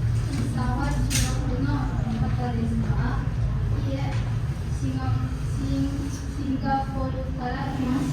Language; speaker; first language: Japanese; non-native, learner; Indonesian